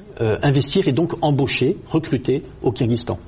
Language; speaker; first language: French; native; French